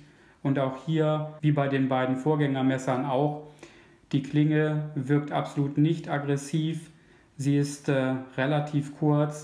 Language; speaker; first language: German; native; German